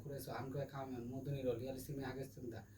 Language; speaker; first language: Korean; non-native, learner; Bangla